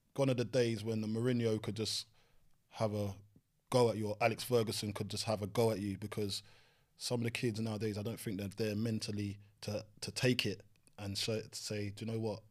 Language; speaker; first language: English; native; English